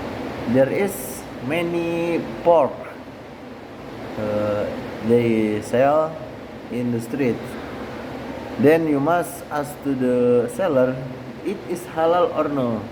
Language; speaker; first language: English; non-native, learner; Indonesian